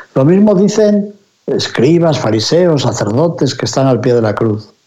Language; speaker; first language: Spanish; native; Spanish